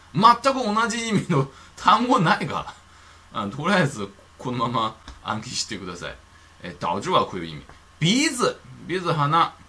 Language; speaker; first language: Japanese; non-native, fluent; Chinese